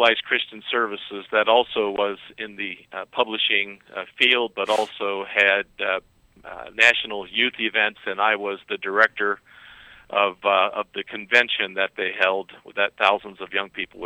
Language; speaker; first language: English; native; English